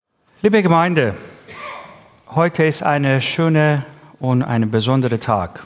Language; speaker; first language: German; non-native, learner; Persian